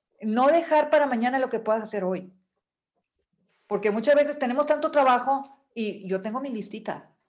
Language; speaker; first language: Spanish; native; Spanish